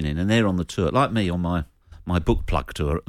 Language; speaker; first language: English; native; English